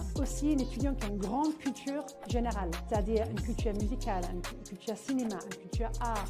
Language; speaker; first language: French; non-native, fluent; English